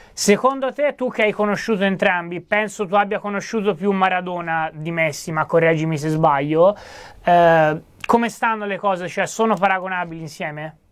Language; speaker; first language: Italian; native; Italian